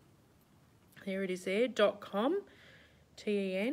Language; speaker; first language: English; native; English